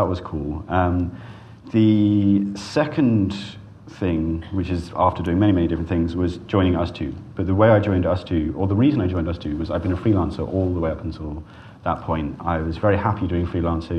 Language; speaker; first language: English; native; English